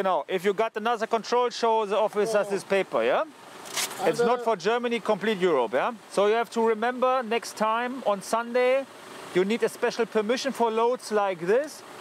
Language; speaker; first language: English; non-native, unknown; German